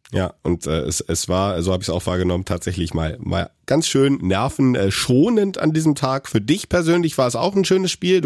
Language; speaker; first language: German; native; German